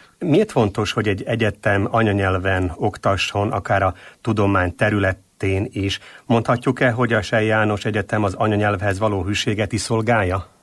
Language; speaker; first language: Hungarian; native; Hungarian